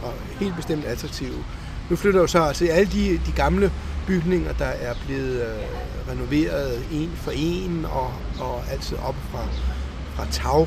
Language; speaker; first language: Danish; native; Danish